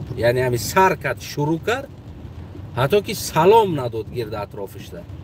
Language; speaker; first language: Tajik; non-native, local second language; Uzbek